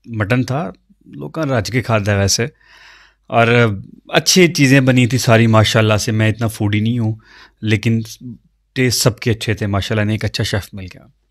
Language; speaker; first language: Urdu; non-native, local second language; Punjabi